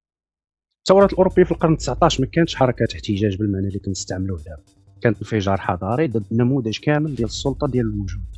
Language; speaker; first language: Arabic; native; Arabic